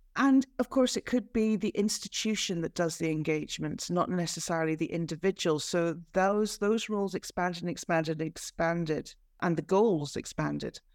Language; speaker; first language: English; native; English